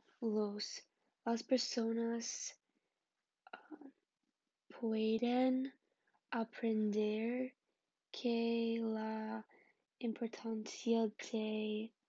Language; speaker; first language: Spanish; non-native, learner; English